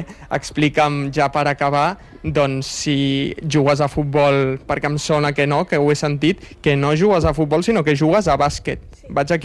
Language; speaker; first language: Catalan; native; Catalan